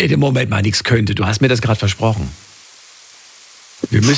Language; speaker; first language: German; native; German